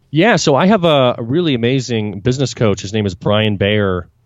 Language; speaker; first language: English; native; English